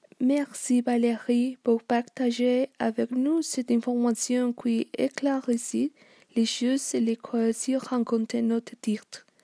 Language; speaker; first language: French; non-native, learner; Spanish